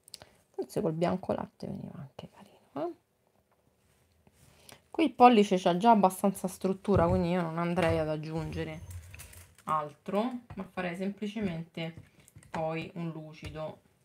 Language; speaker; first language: Italian; native; Italian